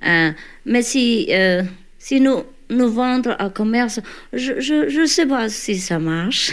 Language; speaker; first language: French; non-native, learner; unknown